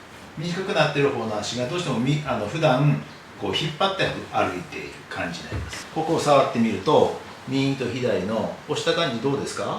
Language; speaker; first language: Japanese; native; Japanese